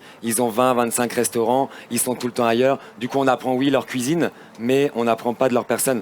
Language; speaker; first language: French; native; French